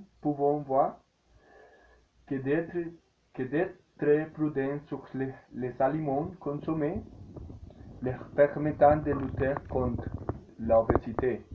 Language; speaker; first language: French; non-native, learner; Spanish